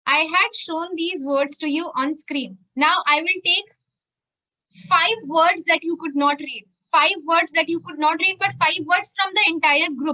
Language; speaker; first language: English; non-native, learner; Hindi